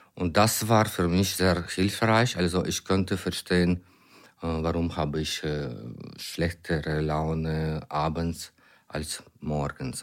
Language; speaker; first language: German; non-native, fluent; Ukrainian